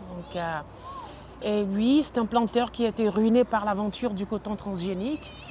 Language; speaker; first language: French; non-native, local second language; Ewe